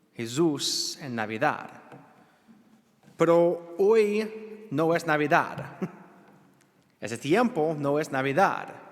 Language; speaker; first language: Spanish; non-native, learner; English